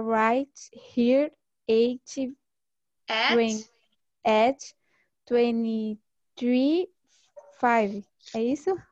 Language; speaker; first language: English; non-native, learner; Portuguese